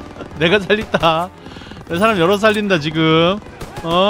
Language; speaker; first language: Korean; native; Korean